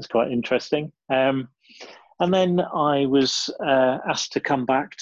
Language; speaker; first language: English; native; English